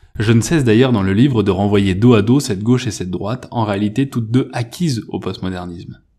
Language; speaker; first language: French; native; French